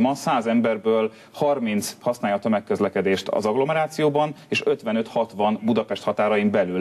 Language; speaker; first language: Hungarian; native; Hungarian